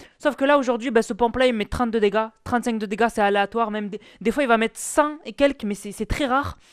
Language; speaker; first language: French; native; French